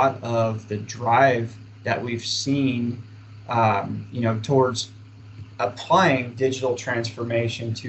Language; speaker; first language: English; native; English